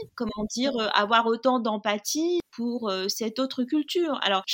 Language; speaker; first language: French; non-native, local second language; Arabic